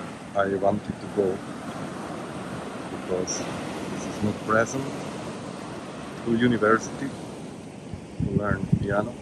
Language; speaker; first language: English; non-native, learner; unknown